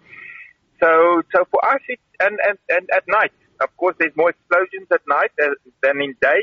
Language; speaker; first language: English; non-native, local second language; Afrikaans